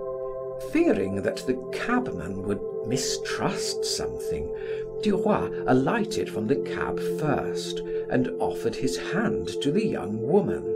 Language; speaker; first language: English; native; English